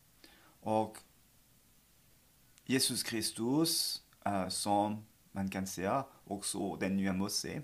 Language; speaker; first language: Swedish; non-native, fluent; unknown